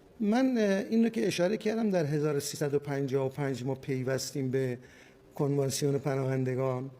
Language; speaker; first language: Persian; native; Persian